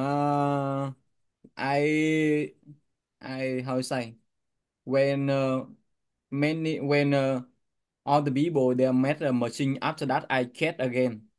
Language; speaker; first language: English; non-native, learner; Vietnamese